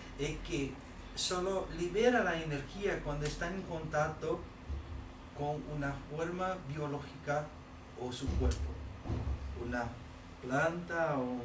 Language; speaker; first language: Spanish; non-native, learner; Portuguese